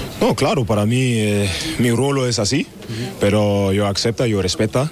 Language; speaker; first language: Spanish; non-native, learner; German